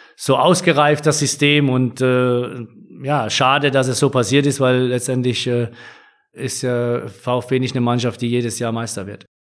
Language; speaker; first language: German; native; German